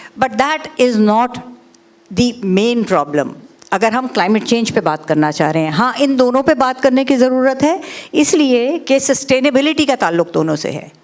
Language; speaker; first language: Urdu; native; Urdu